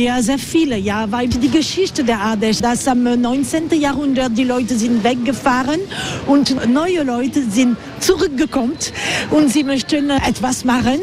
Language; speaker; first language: German; non-native, learner; French